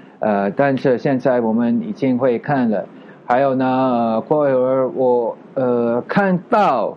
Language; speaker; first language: Chinese; non-native, learner; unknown